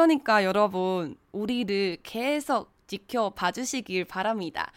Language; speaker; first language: Korean; non-native, fluent; Chinese